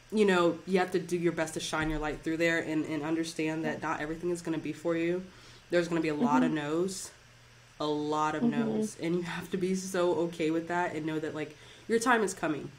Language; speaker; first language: English; native; English